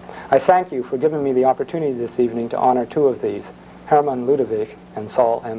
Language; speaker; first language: English; native; English